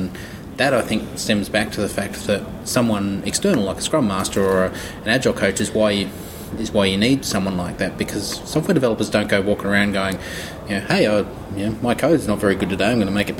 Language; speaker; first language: English; native; English